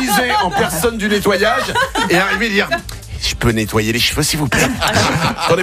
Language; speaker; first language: French; native; French